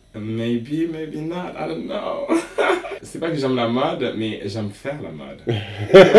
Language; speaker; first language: French; non-native, local second language; Wolof